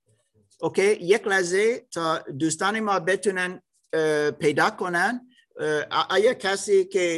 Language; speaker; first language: Persian; non-native, learner; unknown